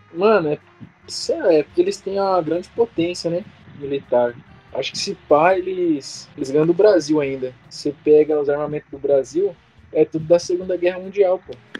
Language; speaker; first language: Portuguese; native; Portuguese